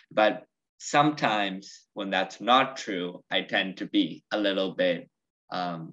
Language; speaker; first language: English; early bilingual, other home language; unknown